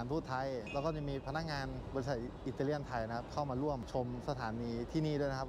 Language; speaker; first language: Thai; native; Thai